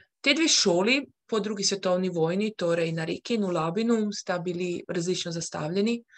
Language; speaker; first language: Slovenian; early bilingual, heritage; Slovenian